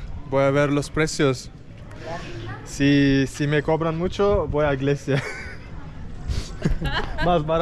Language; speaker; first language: Spanish; non-native, learner; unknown